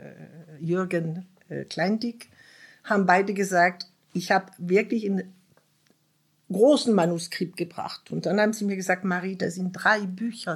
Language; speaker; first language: German; non-native, fluent; French